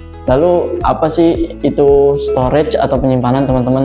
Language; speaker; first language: Indonesian; native; Indonesian